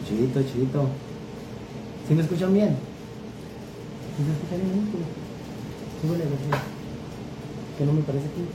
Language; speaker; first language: Spanish; native; Spanish